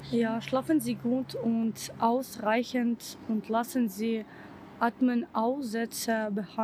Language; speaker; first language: German; non-native, learner; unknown